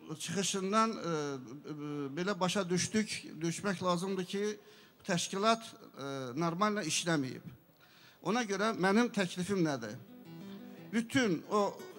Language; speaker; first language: Azerbaijani; non-native, local second language; Avaric